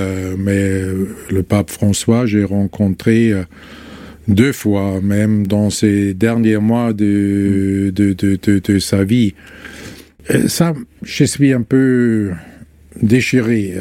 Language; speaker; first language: French; non-native, fluent; German